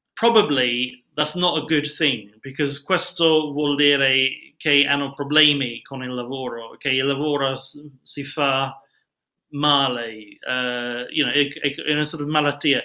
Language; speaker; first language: Italian; non-native, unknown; English